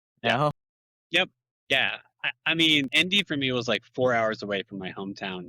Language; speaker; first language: English; native; English